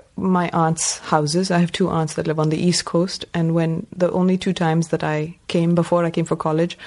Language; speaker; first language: English; non-native, local second language; Tamil